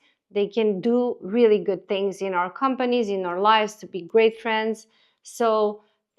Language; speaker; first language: English; non-native, fluent; Romanian